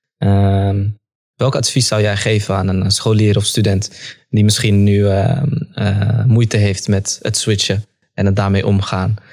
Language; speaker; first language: Dutch; early bilingual, other home language; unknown